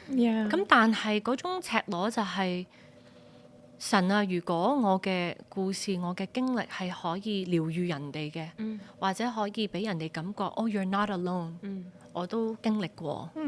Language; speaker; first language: Cantonese; native; Cantonese